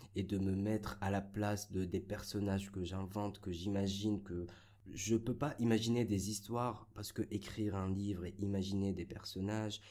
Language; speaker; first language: French; non-native, local second language; Arabic